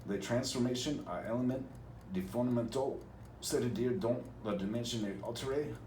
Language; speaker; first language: French; non-native, learner; English